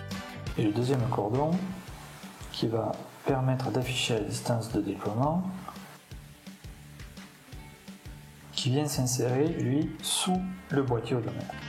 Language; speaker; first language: French; native; French